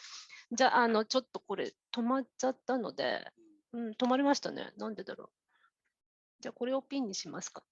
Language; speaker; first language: Japanese; native; Japanese